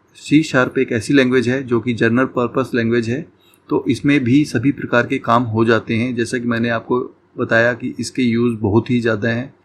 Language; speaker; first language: Hindi; native; Hindi